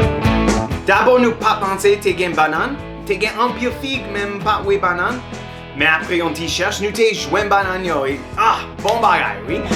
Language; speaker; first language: Haitian Creole; non-native, learner; English